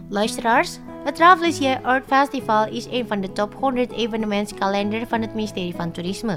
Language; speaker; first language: Dutch; non-native, fluent; Indonesian